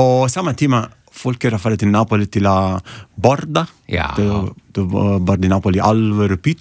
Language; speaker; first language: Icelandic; non-native, learner; Italian